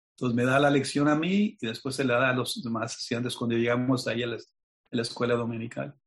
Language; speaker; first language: Spanish; native; Spanish